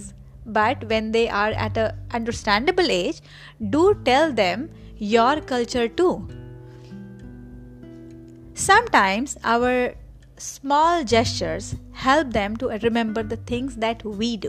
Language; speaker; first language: English; non-native, local second language; Marathi